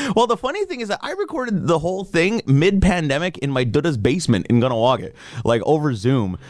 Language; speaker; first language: English; native; English